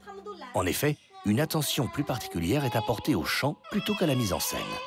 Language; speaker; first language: French; native; French